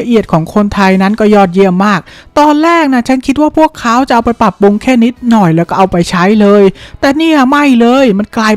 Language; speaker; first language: Thai; native; Thai